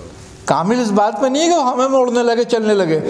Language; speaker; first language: Urdu; native; Urdu